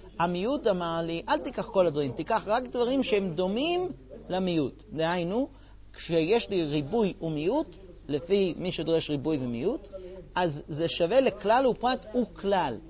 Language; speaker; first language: Hebrew; non-native, fluent; English